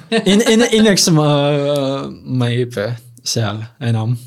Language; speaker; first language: Estonian; non-native, learner; Russian